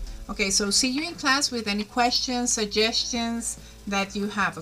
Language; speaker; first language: English; non-native, fluent; Spanish